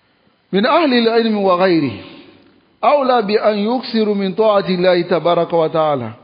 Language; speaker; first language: Arabic; non-native, fluent; French